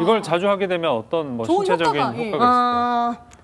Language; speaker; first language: Korean; native; Korean